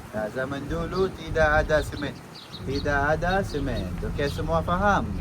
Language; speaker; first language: Indonesian; non-native, learner; Arabic